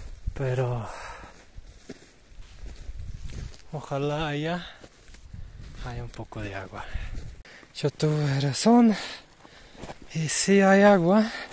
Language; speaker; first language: Spanish; non-native, learner; German